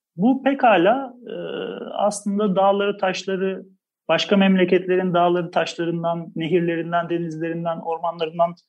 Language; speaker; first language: Turkish; native; Turkish